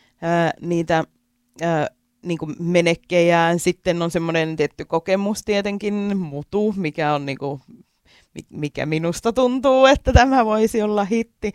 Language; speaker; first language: Finnish; native; Finnish